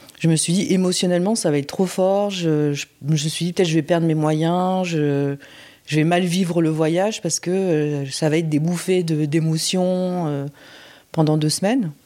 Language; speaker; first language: French; native; French